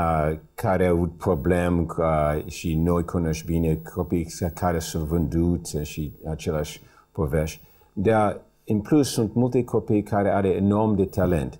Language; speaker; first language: Romanian; early bilingual, heritage; English